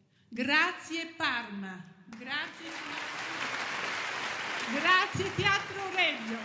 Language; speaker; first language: Italian; non-native, fluent; Bulgarian